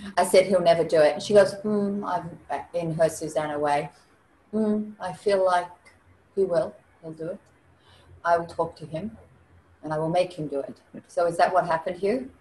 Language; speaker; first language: English; native; English